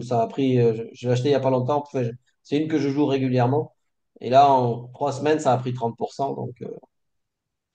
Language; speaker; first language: French; native; French